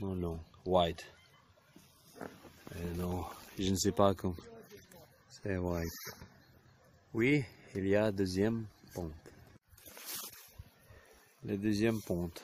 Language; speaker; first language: French; non-native, learner; Ukrainian